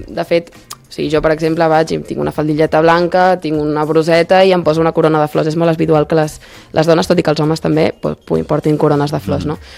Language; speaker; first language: Catalan; native; Catalan